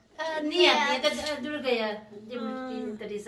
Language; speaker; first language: Russian; non-native, learner; Bangla